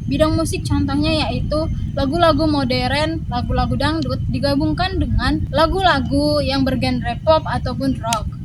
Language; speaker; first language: Indonesian; native; Indonesian